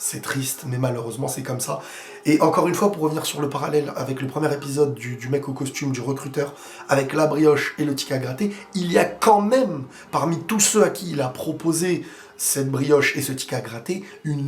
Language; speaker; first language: French; native; French